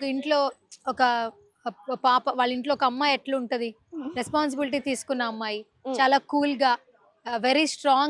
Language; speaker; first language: Telugu; native; Telugu